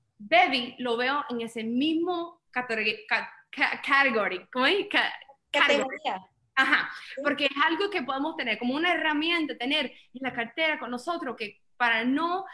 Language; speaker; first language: Spanish; early bilingual, heritage; Spanish